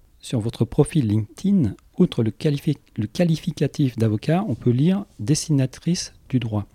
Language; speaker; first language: French; native; French